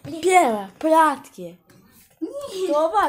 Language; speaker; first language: Russian; non-native, local second language; Polish